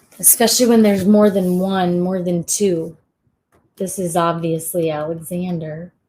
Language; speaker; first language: English; native; English